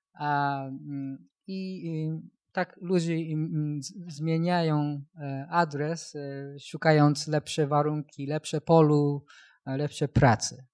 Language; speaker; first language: Polish; non-native, learner; Japanese